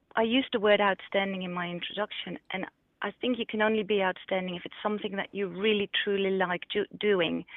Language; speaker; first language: English; non-native, fluent; Dutch